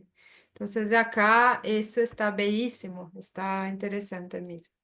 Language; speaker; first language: Spanish; non-native, learner; Portuguese